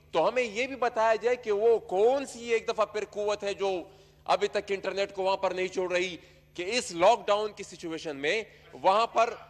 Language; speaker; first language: Urdu; non-native, local second language; Pashto